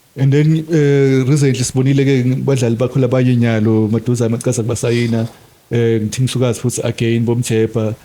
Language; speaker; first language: Zulu; non-native, local second language; Swati